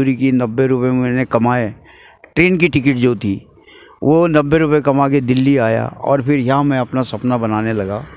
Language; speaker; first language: Hindi; non-native, local second language; Marathi